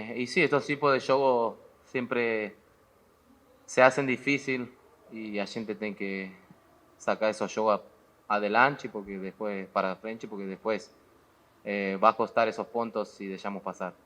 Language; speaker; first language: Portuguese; non-native, learner; Spanish